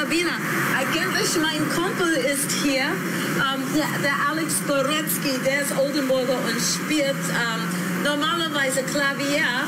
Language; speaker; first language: German; non-native, learner; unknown